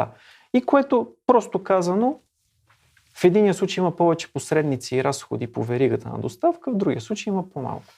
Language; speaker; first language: Bulgarian; native; Bulgarian